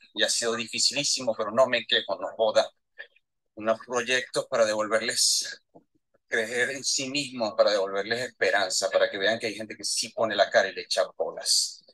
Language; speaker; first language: Spanish; native; Spanish